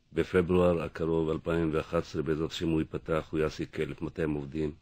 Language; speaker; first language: Hebrew; non-native, local second language; Arabic